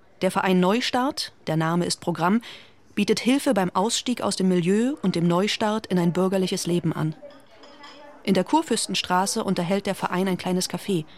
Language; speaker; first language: German; native; German